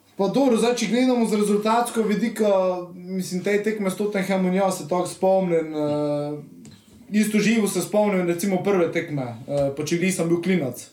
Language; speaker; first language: Slovenian; native; Slovenian